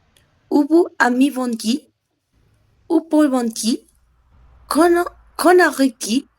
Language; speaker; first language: French; non-native, learner; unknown